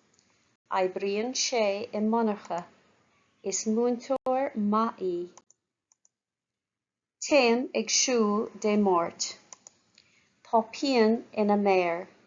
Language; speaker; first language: Irish; non-native, local second language; English